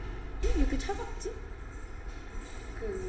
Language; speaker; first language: Korean; native; Korean